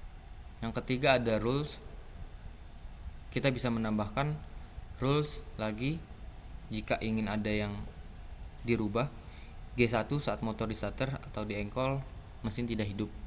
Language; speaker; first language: Indonesian; native; Indonesian